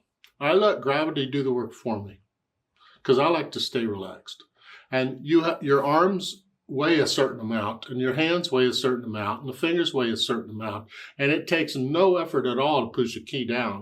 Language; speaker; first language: English; native; English